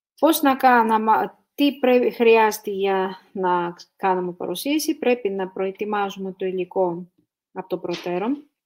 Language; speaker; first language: Greek; non-native, fluent; Russian